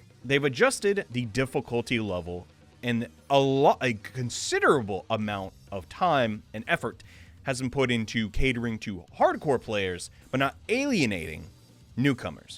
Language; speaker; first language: English; native; English